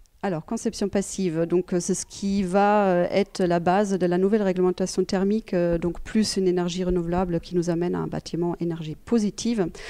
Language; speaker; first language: French; non-native, fluent; German